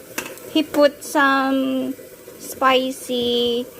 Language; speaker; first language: English; non-native, learner; Filipino